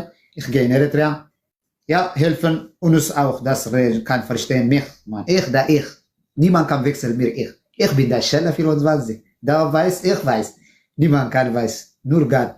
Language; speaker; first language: German; non-native, learner; Tigrinya